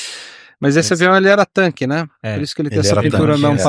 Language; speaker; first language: Portuguese; native; Portuguese